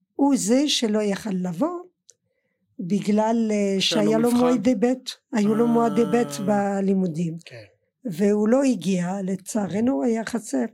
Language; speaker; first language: Hebrew; non-native, fluent; French